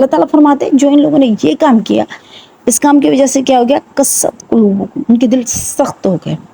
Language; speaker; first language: Urdu; non-native, local second language; Sindhi